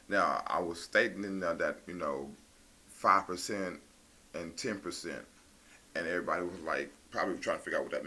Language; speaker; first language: English; native; English